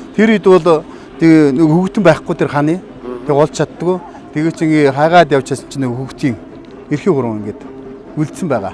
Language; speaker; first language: Mongolian; non-native, local second language; Kazakh